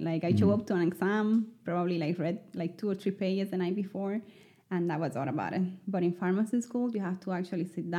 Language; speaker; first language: English; non-native, fluent; Spanish